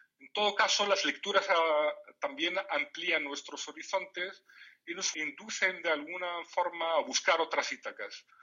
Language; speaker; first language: Spanish; non-native, fluent; Riffian